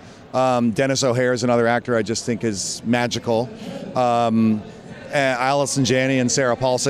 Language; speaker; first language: English; native; English